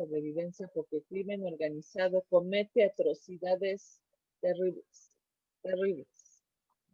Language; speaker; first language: Spanish; native; Spanish